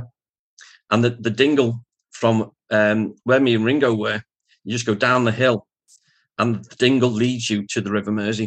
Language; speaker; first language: English; native; English